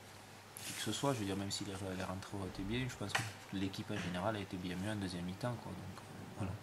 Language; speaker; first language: French; native; French